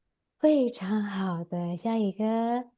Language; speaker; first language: Chinese; non-native, fluent; Indonesian